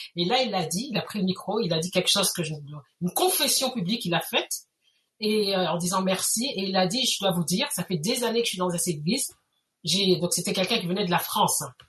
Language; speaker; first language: French; native; French